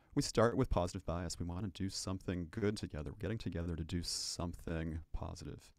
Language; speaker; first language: English; native; English